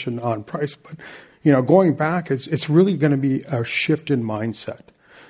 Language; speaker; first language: English; native; English